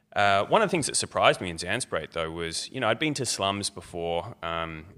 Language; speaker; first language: English; native; English